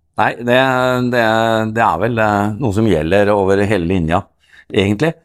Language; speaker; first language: Norwegian; native; Norwegian